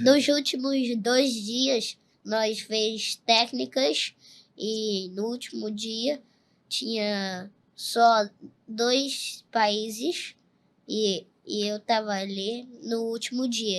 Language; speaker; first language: Portuguese; early bilingual, heritage; Portuguese